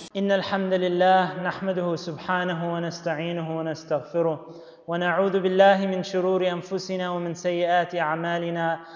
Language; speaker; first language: Arabic; non-native, fluent; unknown